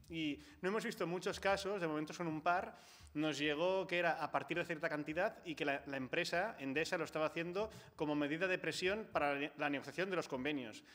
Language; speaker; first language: Spanish; non-native, local second language; Catalan